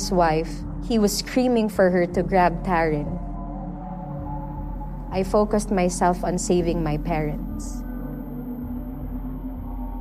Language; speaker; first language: English; non-native, local second language; Waray